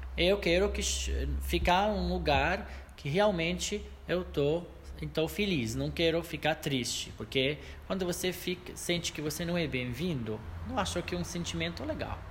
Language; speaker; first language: Portuguese; non-native, fluent; Arabic